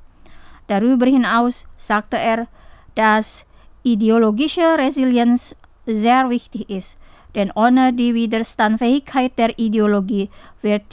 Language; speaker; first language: German; non-native, fluent; Indonesian